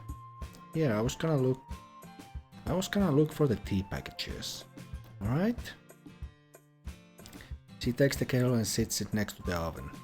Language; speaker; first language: English; non-native, fluent; Finnish